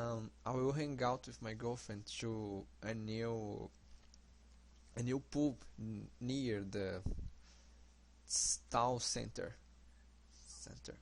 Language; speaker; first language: English; non-native, learner; Portuguese